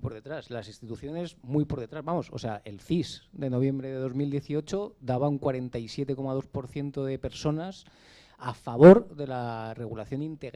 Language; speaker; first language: Spanish; native; Spanish